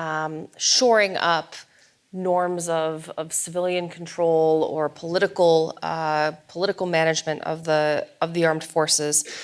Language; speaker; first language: English; native; English